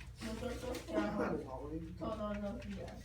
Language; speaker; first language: Spanish; non-native, learner; English